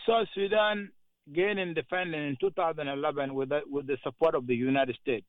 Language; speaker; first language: English; non-native, fluent; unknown